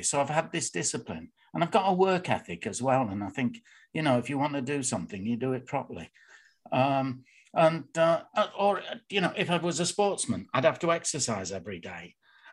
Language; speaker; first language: English; native; English